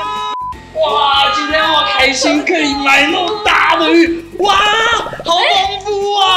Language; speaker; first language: Chinese; non-native, fluent; French